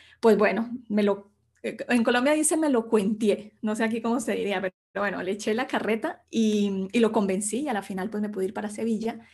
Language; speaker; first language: Spanish; native; Spanish